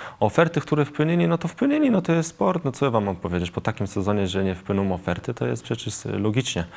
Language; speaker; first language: Polish; early bilingual, heritage; Polish